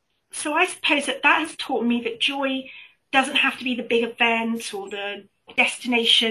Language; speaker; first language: English; native; English